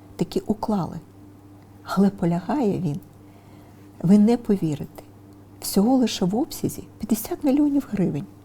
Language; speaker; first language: Ukrainian; non-native, local second language; Russian